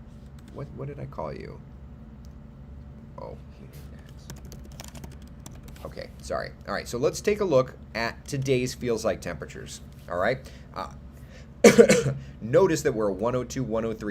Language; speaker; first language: English; native; English